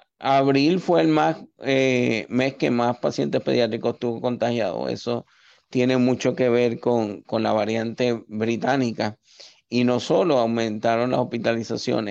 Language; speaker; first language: Spanish; native; Spanish